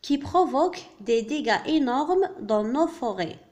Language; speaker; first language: French; non-native, local second language; Arabic